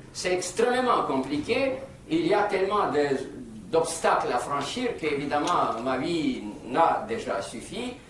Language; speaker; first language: French; non-native, fluent; Russian